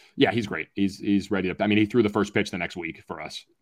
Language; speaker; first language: English; native; English